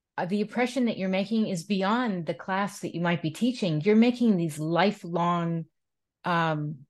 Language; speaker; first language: English; native; English